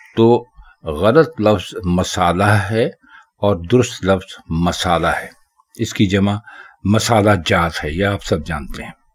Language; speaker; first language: Urdu; native; Urdu